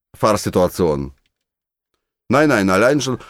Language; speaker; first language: German; non-native, fluent; Russian